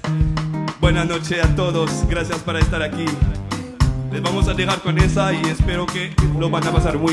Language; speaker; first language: Spanish; non-native, fluent; French